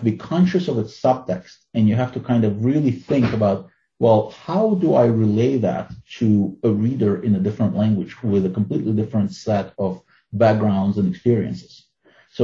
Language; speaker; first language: English; non-native, fluent; Russian